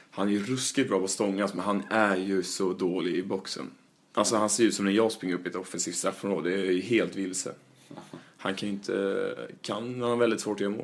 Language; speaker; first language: Swedish; native; Swedish